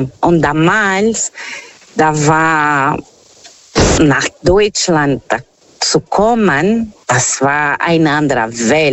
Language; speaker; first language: German; non-native, fluent; Portuguese